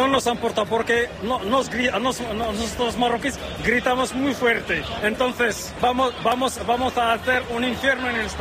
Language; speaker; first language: Spanish; non-native, learner; Arabic